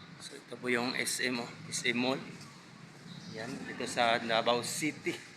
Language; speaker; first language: Filipino; non-native, local second language; Cebuano